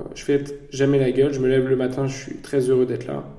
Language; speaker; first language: French; native; French